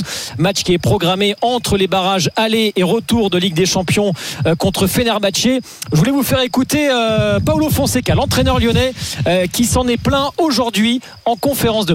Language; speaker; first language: French; native; French